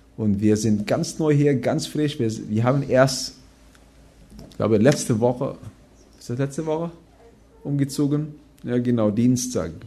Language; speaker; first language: German; non-native, fluent; Filipino